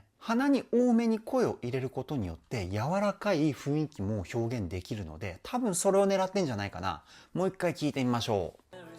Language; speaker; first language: Japanese; native; Japanese